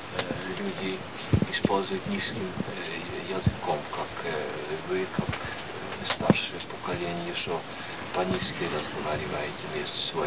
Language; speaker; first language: Russian; non-native, fluent; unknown